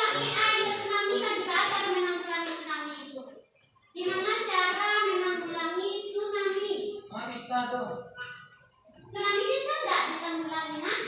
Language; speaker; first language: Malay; non-native, local second language; Minangkabau